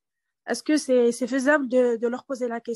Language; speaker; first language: French; non-native, learner; Arabic